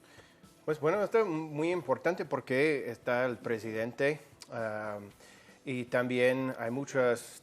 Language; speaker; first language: Spanish; non-native, fluent; English